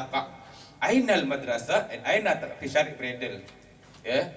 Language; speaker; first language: Arabic; non-native, fluent; Malay